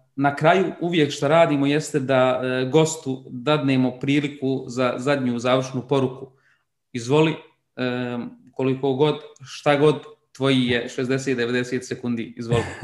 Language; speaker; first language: Croatian; early bilingual, heritage; Bosnian